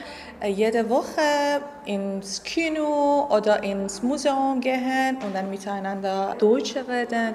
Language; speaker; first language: German; non-native, learner; Persian